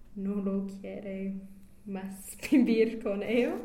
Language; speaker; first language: Spanish; non-native, learner; English